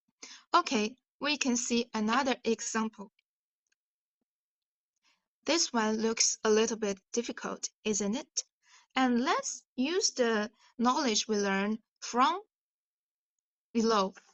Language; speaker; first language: English; non-native, fluent; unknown